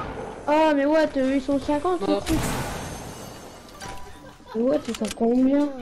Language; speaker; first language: French; native; French